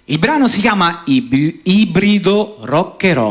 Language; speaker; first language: Italian; native; Italian